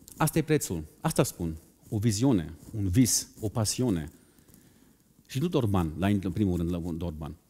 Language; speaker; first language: Romanian; non-native, fluent; German